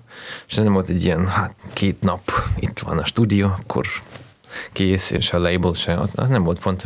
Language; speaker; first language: Hungarian; non-native, fluent; Russian